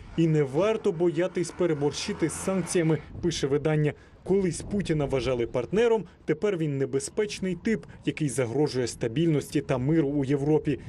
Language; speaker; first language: Ukrainian; native; Ukrainian